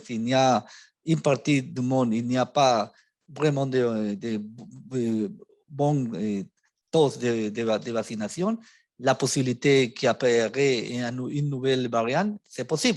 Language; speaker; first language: French; non-native, fluent; Spanish